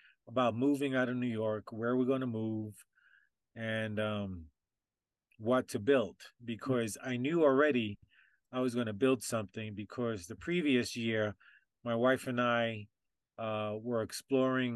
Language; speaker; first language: English; native; English